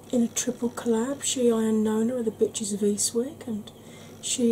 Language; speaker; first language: English; native; English